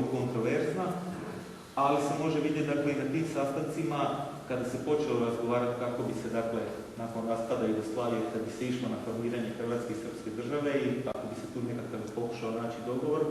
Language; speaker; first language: Croatian; native; Croatian